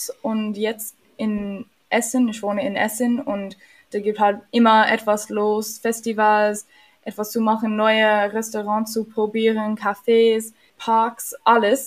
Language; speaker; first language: German; non-native, learner; English